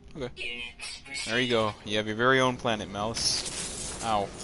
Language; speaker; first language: English; native; English